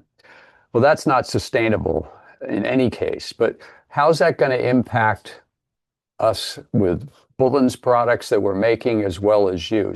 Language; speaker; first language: English; native; English